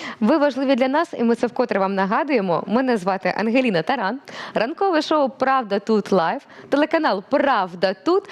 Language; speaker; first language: Ukrainian; native; Ukrainian